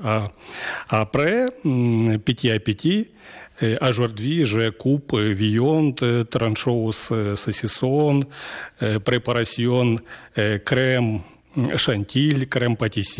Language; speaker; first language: French; non-native, learner; Ukrainian